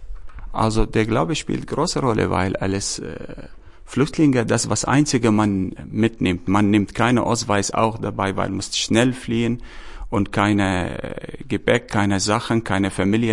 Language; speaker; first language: German; non-native, learner; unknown